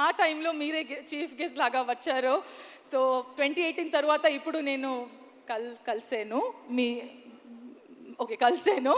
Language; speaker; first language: Telugu; non-native, learner; Kannada